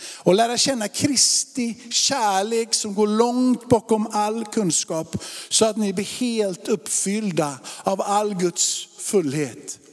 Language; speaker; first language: Swedish; native; Swedish